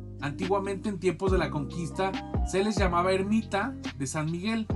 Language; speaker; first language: Spanish; native; Spanish